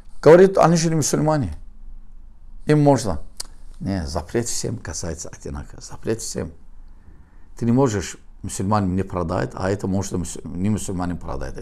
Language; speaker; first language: Russian; non-native, learner; Azerbaijani